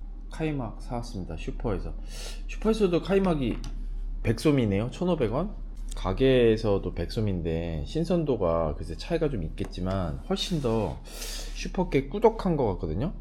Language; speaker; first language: Korean; native; Korean